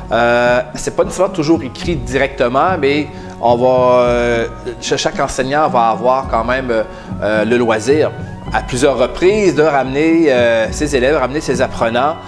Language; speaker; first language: French; native; French